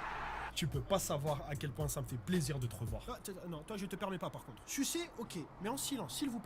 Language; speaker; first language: French; native; French